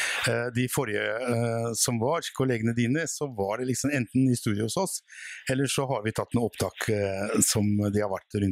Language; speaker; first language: Norwegian; non-native, fluent; Albanian